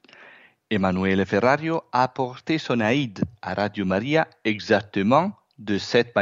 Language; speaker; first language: French; non-native, fluent; Italian